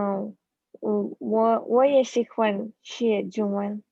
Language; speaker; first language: Chinese; non-native, learner; English